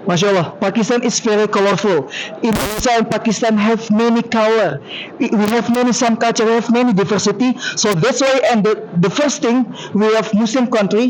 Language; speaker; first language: English; non-native, learner; Indonesian